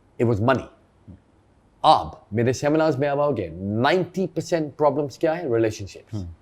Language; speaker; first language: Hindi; early bilingual, heritage; Hindi